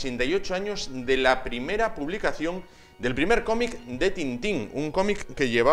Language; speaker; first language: Spanish; native; Spanish